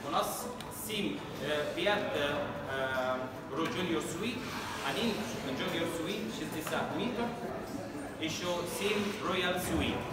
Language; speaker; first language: Russian; non-native, learner; Arabic